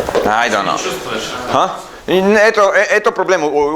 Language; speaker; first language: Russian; non-native, learner; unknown